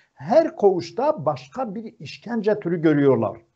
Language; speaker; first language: Turkish; non-native, local second language; Zaza